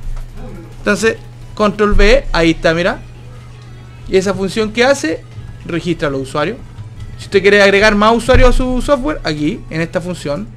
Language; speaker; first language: Spanish; native; Spanish